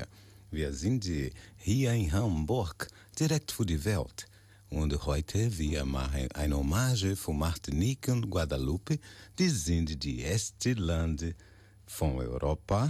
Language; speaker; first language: German; non-native, learner; Portuguese